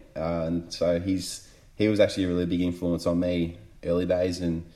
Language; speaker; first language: English; native; English